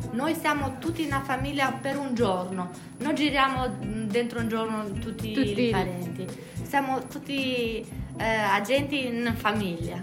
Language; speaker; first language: Italian; non-native, learner; Albanian